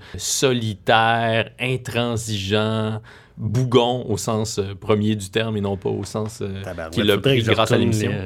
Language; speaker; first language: French; native; French